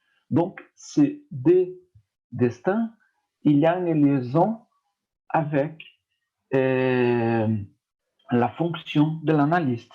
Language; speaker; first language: French; non-native, fluent; Portuguese